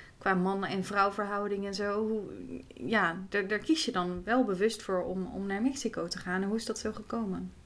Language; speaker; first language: Dutch; native; Dutch